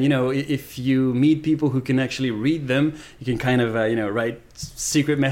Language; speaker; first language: English; non-native, fluent; Japanese